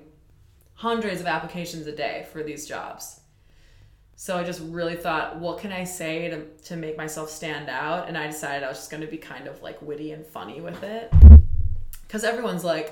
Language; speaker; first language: English; native; English